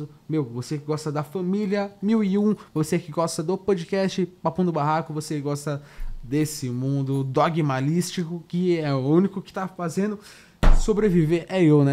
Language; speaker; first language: Portuguese; native; Portuguese